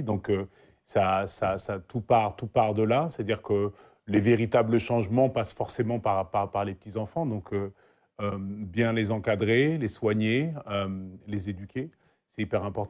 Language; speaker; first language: French; native; French